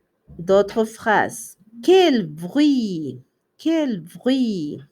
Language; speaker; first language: French; non-native, fluent; Spanish